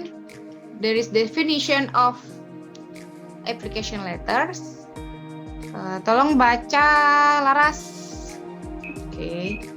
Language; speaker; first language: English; non-native, learner; Indonesian